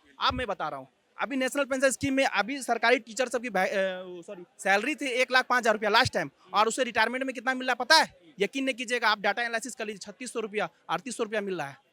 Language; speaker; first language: Hindi; native; Hindi